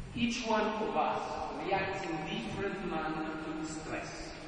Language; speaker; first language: English; non-native, fluent; Italian